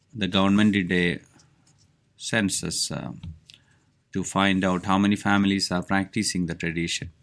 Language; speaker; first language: English; non-native, local second language; Malayalam